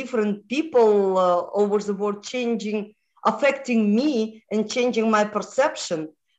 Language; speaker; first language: English; non-native, fluent; Russian